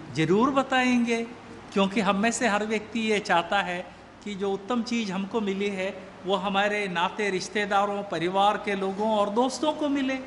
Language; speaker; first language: Hindi; native; Hindi